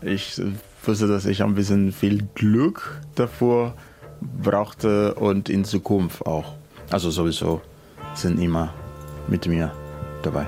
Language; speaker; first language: German; non-native, fluent; Spanish